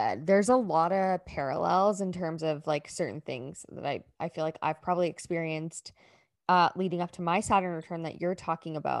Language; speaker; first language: English; native; English